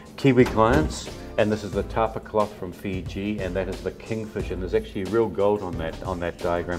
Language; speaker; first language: English; native; English